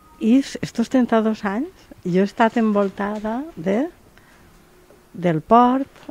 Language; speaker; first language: Catalan; native; Catalan